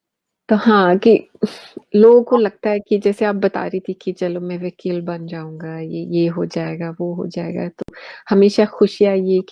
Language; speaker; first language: Hindi; early bilingual, heritage; English